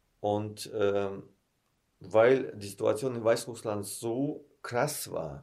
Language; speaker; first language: German; early bilingual, heritage; German